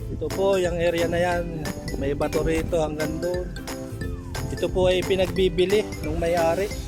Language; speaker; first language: Filipino; native; Filipino